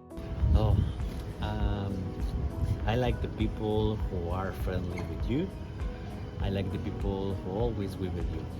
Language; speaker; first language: English; non-native, learner; Spanish